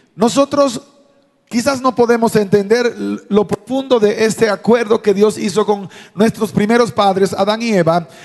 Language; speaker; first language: Spanish; native; Spanish